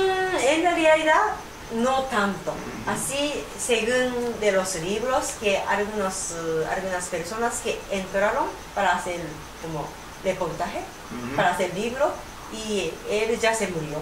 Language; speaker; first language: Spanish; non-native, learner; Japanese